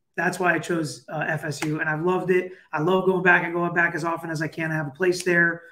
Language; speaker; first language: English; native; English